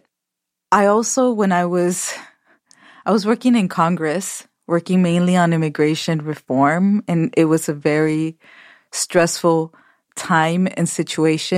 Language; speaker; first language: English; early bilingual, other home language; Spanish